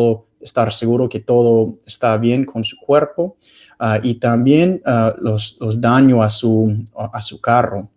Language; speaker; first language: Spanish; non-native, fluent; English